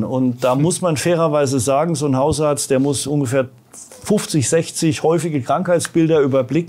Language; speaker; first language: German; native; German